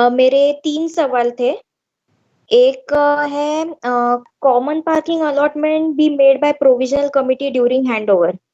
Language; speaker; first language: Hindi; non-native, local second language; Marathi